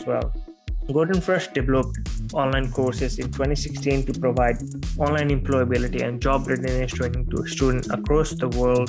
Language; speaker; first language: English; non-native, fluent; Nepali